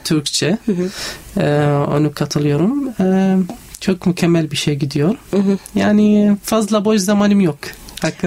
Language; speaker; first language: Turkish; non-native, learner; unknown